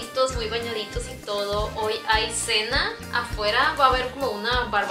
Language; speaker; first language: Spanish; native; Spanish